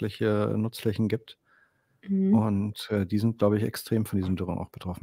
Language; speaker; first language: German; native; German